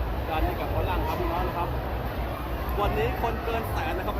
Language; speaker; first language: Thai; native; Thai